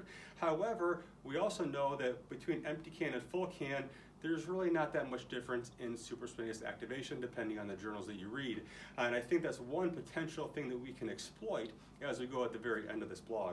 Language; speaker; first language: English; native; English